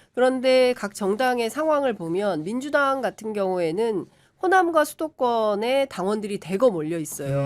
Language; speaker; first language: Korean; native; Korean